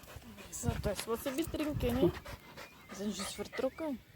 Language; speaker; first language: Dutch; native; Dutch